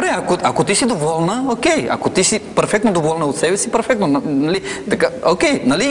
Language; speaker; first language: Bulgarian; non-native, fluent; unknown